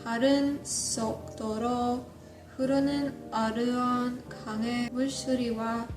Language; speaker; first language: Korean; non-native, learner; English